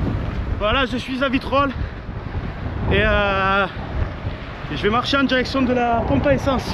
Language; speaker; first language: French; native; French